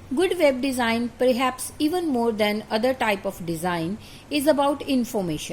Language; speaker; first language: English; non-native, local second language; Punjabi